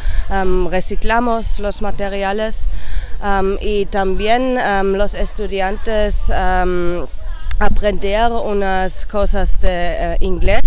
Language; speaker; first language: Spanish; non-native, learner; German